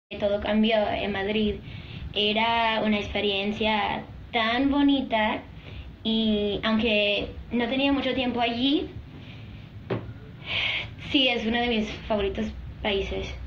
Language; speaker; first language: Spanish; early bilingual, heritage; Spanish